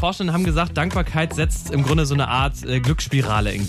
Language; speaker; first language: German; native; German